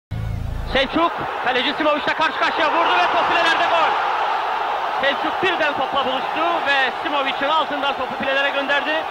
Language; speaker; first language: Turkish; native; Turkish